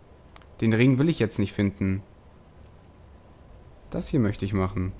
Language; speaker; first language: German; native; German